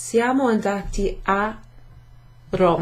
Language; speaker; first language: Italian; non-native, fluent; English